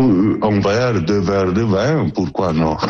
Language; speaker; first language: French; non-native, learner; Italian